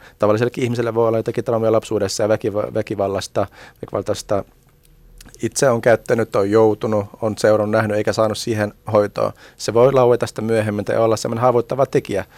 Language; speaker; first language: Finnish; early bilingual, other home language; Arabic